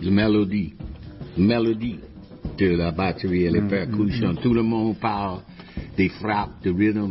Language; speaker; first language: French; non-native, fluent; English